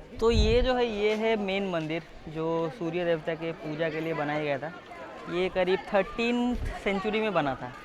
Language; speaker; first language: Hindi; non-native, local second language; Odia